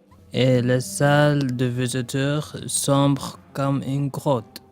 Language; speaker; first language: French; non-native, learner; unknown